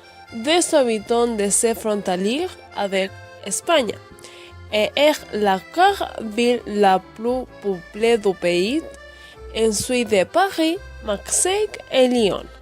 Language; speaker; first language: French; non-native, learner; Spanish